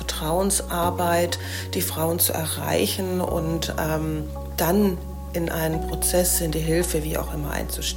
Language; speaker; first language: German; native; German